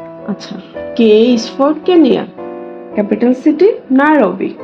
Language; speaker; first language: English; non-native, learner; Bangla